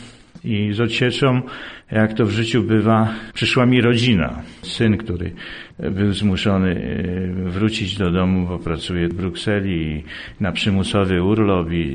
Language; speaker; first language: Polish; native; Polish